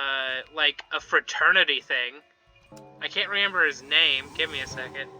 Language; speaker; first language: English; native; English